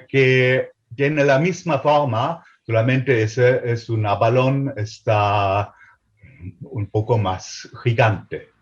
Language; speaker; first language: Spanish; non-native, fluent; German